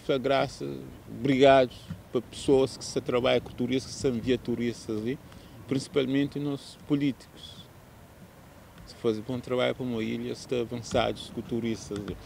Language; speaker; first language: Portuguese; non-native, local second language; Kabuverdianu